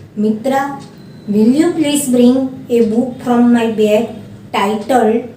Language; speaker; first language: English; non-native, local second language; Gujarati